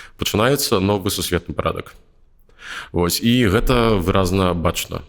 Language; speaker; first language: Belarusian; non-native, local second language; Russian